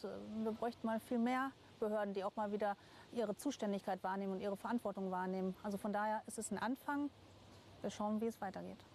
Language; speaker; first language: German; native; German